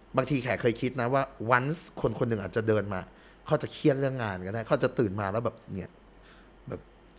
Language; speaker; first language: Thai; early bilingual, heritage; Thai